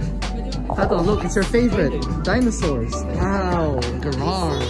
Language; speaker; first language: English; native; English